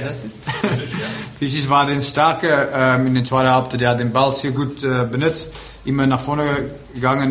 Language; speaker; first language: German; non-native, fluent; Afrikaans